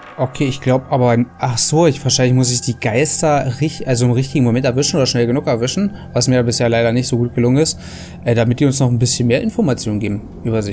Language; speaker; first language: German; native; German